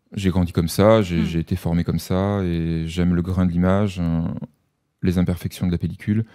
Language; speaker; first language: French; native; French